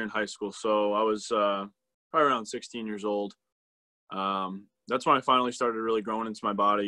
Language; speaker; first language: English; native; English